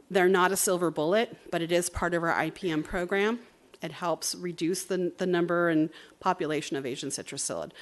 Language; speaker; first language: English; native; English